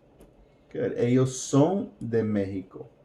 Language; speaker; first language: Spanish; non-native, fluent; English